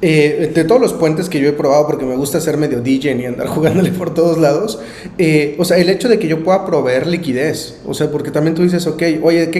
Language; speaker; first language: Spanish; native; Spanish